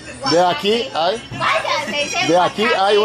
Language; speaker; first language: Spanish; non-native, learner; English